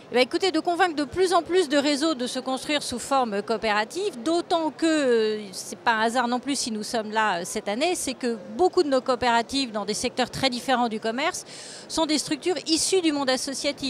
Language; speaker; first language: French; native; French